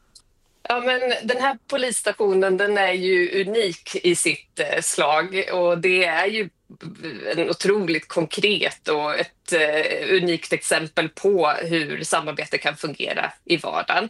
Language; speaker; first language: Swedish; native; Swedish